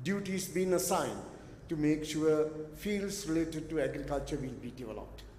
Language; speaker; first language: English; non-native, local second language; Sinhala